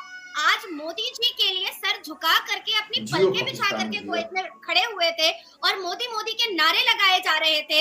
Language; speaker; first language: Hindi; native; Hindi